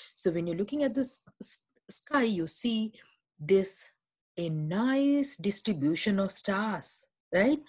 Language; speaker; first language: English; non-native, local second language; Sinhala